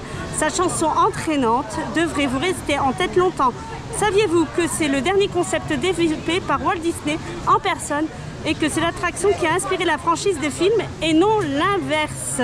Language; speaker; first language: French; native; French